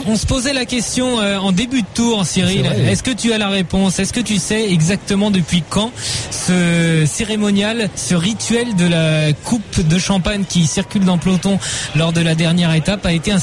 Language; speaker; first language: French; native; French